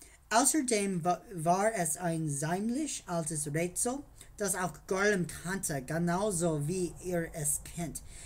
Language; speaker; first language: German; non-native, learner; English